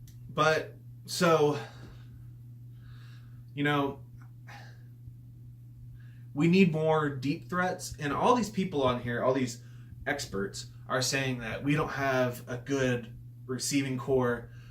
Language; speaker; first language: English; native; English